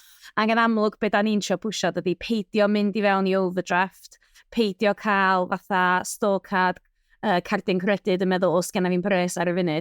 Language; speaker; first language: Welsh; native; Welsh